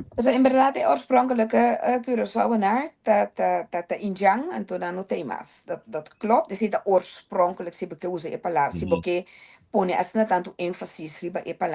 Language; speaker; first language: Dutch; non-native, local second language; Papiamento